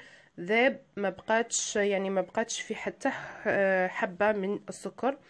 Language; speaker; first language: Arabic; native; Arabic